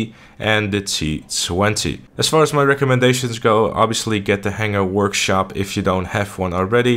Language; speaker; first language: English; native; English